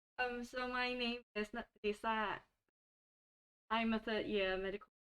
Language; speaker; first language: English; non-native, learner; Thai